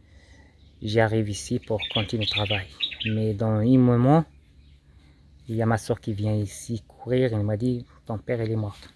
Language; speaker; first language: French; non-native, local second language; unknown